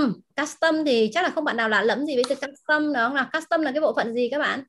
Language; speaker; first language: Vietnamese; native; Vietnamese